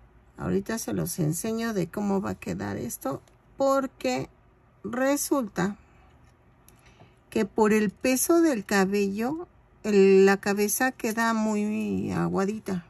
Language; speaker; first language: Spanish; native; Spanish